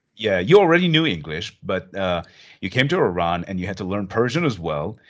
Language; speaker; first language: English; non-native, fluent; Persian